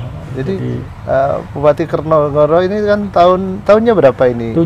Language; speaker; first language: Indonesian; native; Indonesian